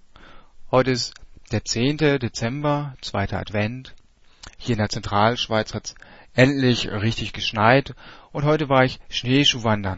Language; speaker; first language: German; native; German